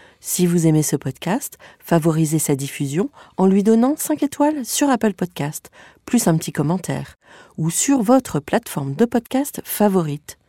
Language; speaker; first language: French; native; French